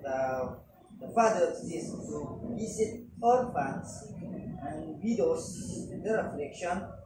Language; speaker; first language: English; non-native, local second language; Filipino